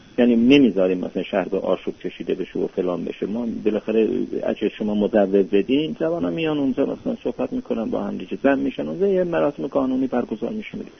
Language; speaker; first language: Persian; non-native, local second language; Azerbaijani